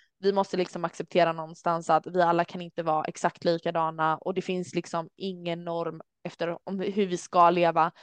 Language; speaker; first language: Swedish; early bilingual, other home language; Albanian